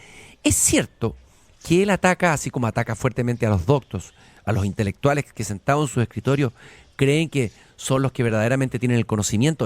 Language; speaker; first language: Spanish; native; Spanish